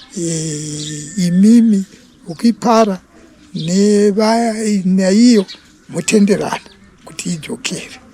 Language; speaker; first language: Shona; non-native, local second language; Venda